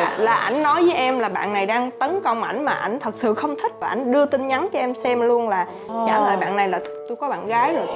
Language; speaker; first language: Vietnamese; native; Vietnamese